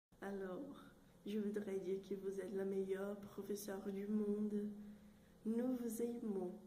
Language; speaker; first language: French; non-native, learner; Portuguese